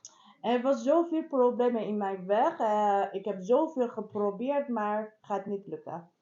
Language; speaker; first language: Dutch; non-native, learner; Persian